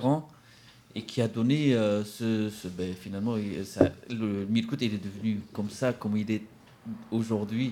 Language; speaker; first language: French; non-native, fluent; Central Kurdish